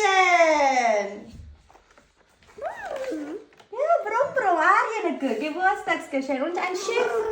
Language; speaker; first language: German; non-native, learner; Tamil